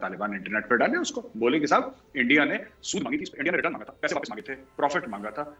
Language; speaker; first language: Hindi; native; Hindi